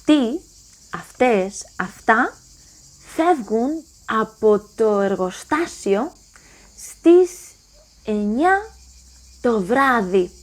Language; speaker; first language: Greek; non-native, learner; English